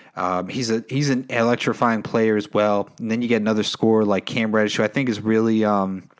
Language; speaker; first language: English; native; English